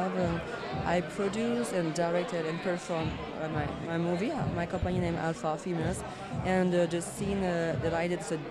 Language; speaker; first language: English; non-native, fluent; French